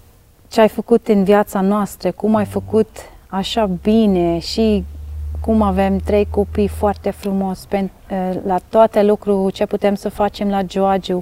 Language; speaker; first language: Romanian; non-native, learner; Dutch